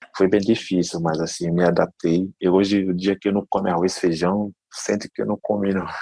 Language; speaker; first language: Portuguese; non-native, fluent; Dyula